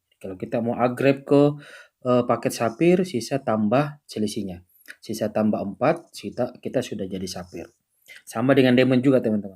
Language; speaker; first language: Indonesian; native; Indonesian